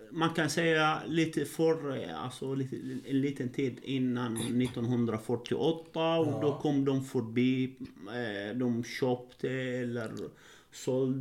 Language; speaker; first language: Swedish; non-native, fluent; Arabic